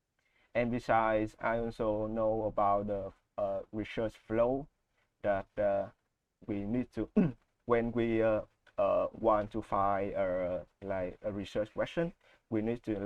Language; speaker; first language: English; non-native, learner; Vietnamese